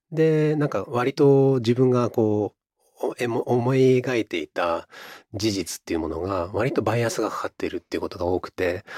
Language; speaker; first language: Japanese; native; Japanese